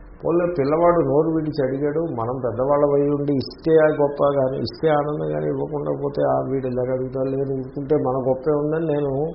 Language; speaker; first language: Telugu; native; Telugu